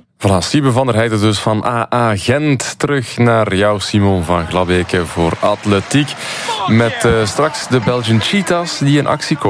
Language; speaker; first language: Dutch; native; Dutch